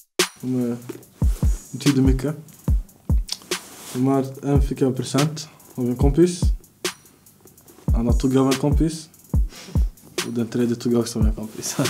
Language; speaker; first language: Swedish; early bilingual, other home language; Bosnian